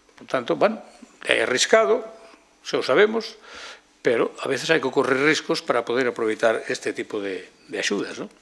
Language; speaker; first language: Galician; native; Galician